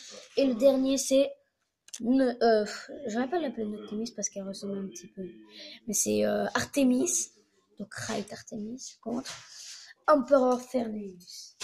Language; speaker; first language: French; native; French